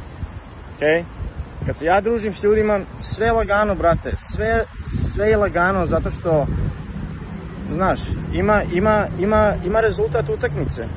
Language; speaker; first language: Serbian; early bilingual, heritage; Serbian